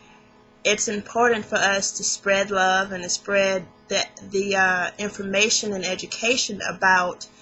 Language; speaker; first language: English; native; English